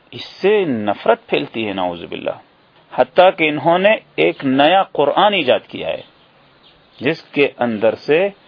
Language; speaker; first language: Urdu; native; Urdu